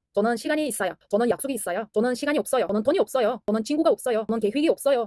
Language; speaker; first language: Korean; non-native, learner; Kazakh